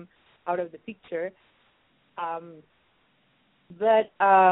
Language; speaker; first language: English; non-native, fluent; Italian